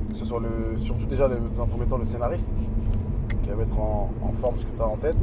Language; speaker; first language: French; native; French